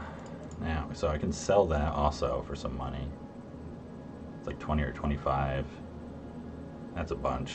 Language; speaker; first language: English; native; English